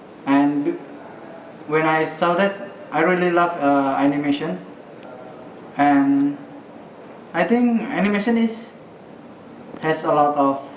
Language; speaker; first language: English; non-native, learner; Indonesian